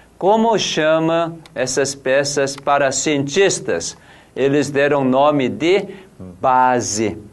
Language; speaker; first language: Portuguese; non-native, fluent; Korean